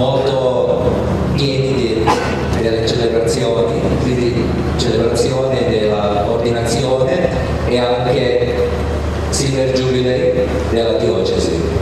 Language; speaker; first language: Italian; non-native, fluent; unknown